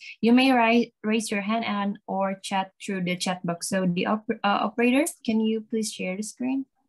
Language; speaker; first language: English; non-native, fluent; Indonesian